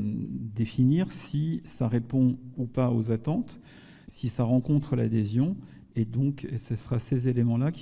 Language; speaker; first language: French; native; French